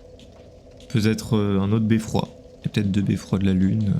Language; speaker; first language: French; native; French